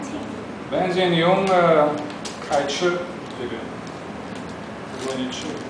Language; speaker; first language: Chinese; non-native, learner; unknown